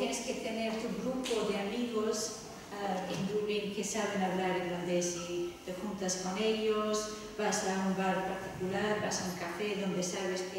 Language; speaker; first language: Spanish; non-native, fluent; English